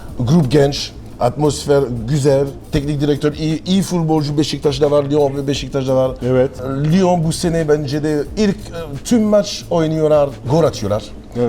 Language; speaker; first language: Turkish; non-native, learner; French